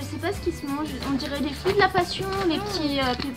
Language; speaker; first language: French; native; French